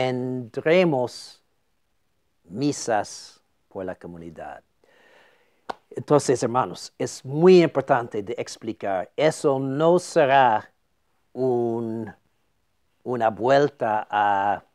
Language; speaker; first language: Spanish; non-native, fluent; English